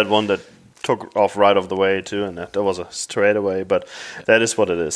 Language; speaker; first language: English; non-native, fluent; German